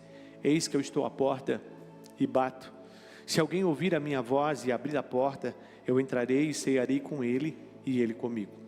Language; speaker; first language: Portuguese; native; Portuguese